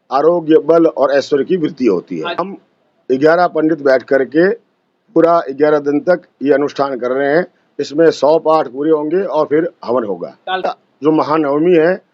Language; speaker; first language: Hindi; native; Hindi